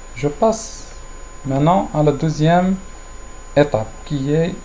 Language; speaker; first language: French; non-native, local second language; Arabic